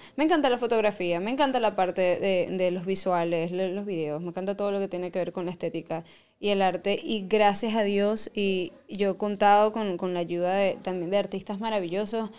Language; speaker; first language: Spanish; native; Spanish